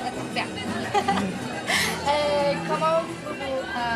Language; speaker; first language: French; non-native, learner; Spanish